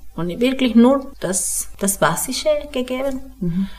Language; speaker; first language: German; non-native, fluent; Spanish